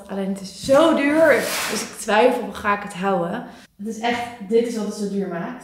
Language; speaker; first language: Dutch; native; Dutch